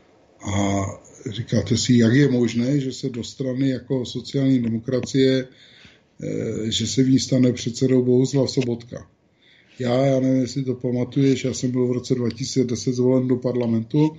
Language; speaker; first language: Czech; native; Czech